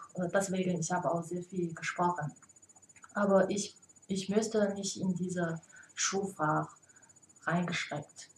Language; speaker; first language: German; non-native, learner; Chinese